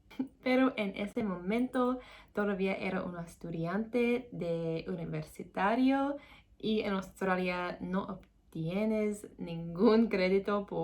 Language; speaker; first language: Spanish; non-native, learner; English